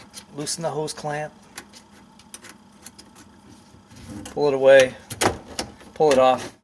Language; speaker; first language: English; native; English